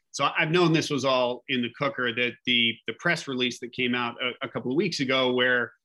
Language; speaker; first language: English; native; English